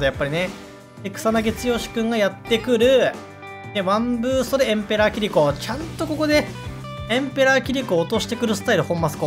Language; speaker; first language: Japanese; native; Japanese